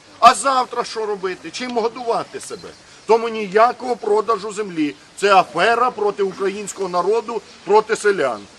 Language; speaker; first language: Ukrainian; native; Ukrainian